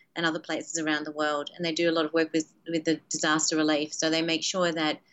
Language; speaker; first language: English; native; English